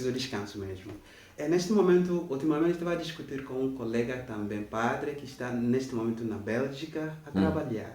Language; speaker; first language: Portuguese; non-native, fluent; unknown